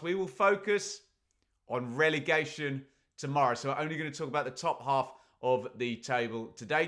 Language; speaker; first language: English; native; English